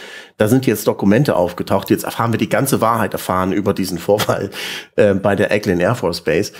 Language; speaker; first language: German; native; German